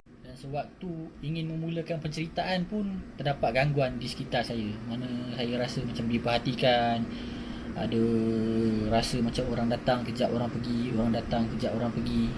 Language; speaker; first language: Malay; native; Malay